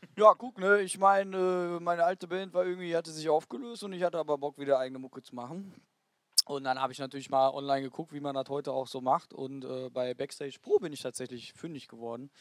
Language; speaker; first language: German; native; German